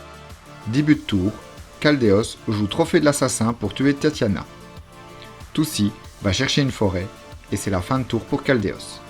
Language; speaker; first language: French; native; French